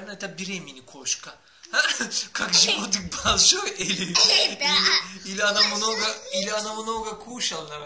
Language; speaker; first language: Russian; non-native, learner; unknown